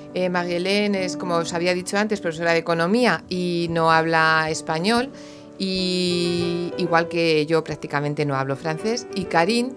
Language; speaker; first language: Spanish; native; Spanish